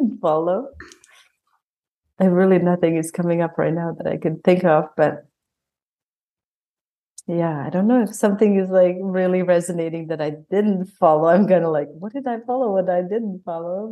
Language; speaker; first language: English; non-native, fluent; Bosnian